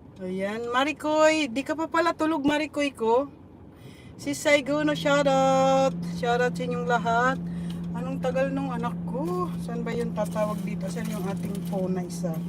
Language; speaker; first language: Filipino; non-native, local second language; Bikol